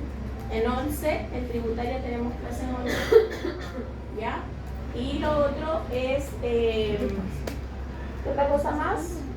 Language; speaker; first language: Spanish; native; Spanish